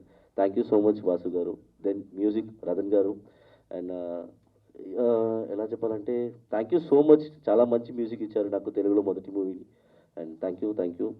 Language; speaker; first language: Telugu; non-native, learner; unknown